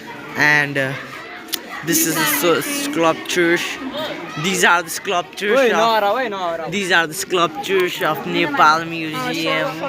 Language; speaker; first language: English; non-native, learner; Nepali